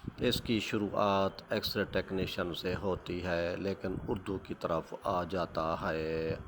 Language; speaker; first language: Urdu; non-native, local second language; Saraiki